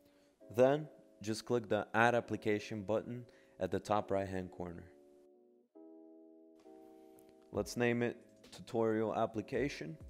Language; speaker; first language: English; native; English